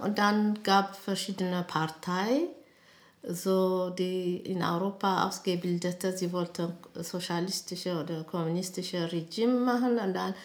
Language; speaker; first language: German; non-native, learner; Amharic